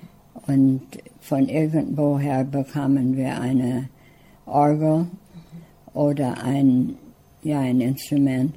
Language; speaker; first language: German; early bilingual, heritage; English